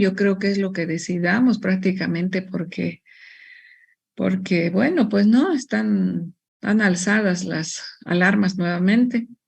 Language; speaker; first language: Spanish; native; Spanish